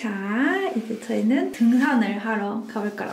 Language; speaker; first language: German; non-native, learner; Korean